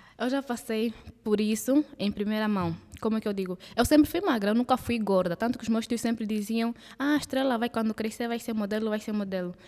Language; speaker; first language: Portuguese; native; Portuguese